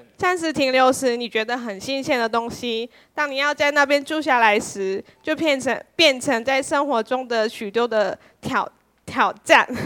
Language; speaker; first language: Chinese; non-native, fluent; Korean